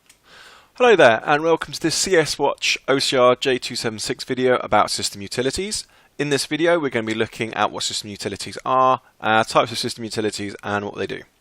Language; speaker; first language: English; native; English